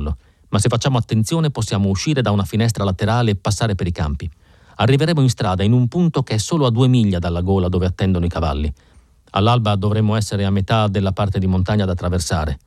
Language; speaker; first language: Italian; native; Italian